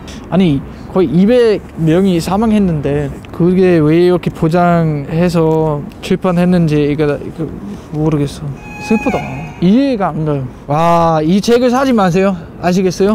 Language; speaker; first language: Korean; non-native, fluent; German